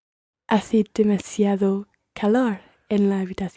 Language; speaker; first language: Spanish; non-native, learner; English